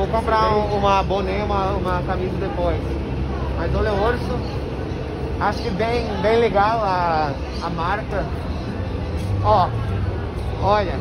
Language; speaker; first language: Portuguese; non-native, fluent; English